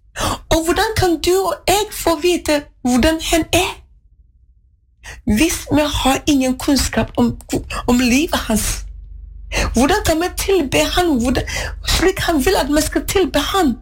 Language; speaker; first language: Norwegian; non-native, fluent; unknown